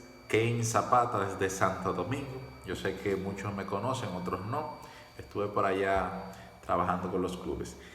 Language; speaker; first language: Spanish; native; Spanish